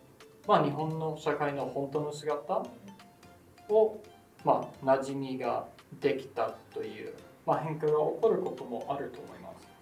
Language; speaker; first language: Japanese; non-native, fluent; English